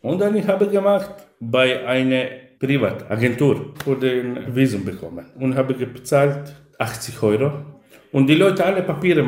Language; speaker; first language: German; non-native, learner; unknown